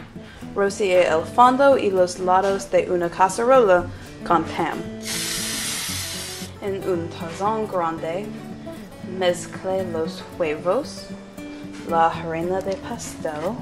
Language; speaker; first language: Spanish; non-native, learner; English